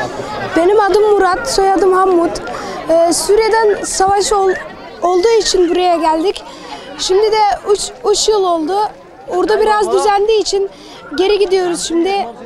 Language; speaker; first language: Turkish; non-native, learner; Arabic